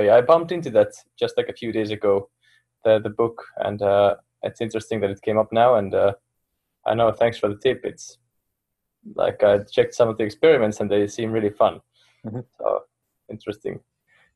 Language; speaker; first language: English; non-native, fluent; Finnish